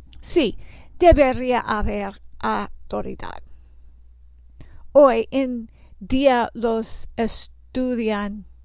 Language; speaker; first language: Spanish; non-native, learner; English